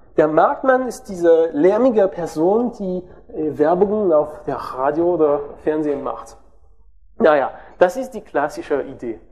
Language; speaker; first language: German; non-native, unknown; French